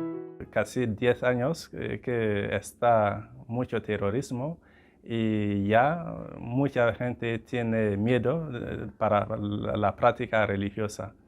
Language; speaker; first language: Spanish; non-native, fluent; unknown